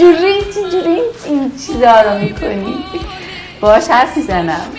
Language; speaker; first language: Persian; early bilingual, heritage; Persian